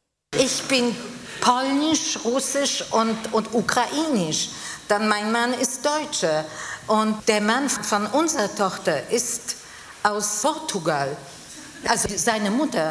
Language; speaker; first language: German; non-native, fluent; Polish